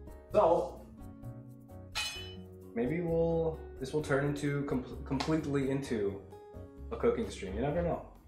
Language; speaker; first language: English; native; English